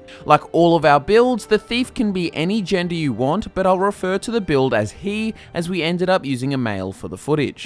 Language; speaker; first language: English; native; English